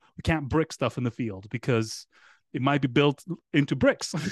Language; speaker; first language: English; non-native, fluent; Greek